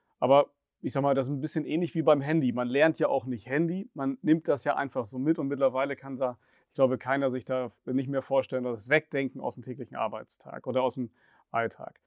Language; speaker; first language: German; native; German